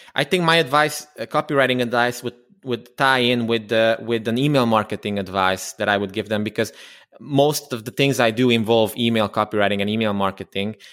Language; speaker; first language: English; non-native, fluent; Romanian